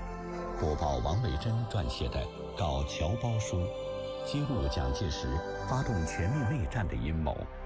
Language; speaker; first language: Chinese; native; Chinese